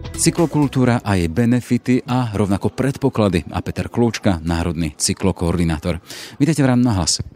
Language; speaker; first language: Slovak; native; Slovak